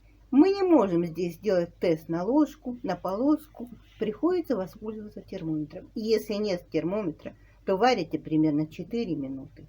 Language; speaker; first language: Russian; native; Russian